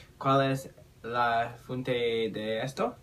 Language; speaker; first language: Spanish; non-native, learner; English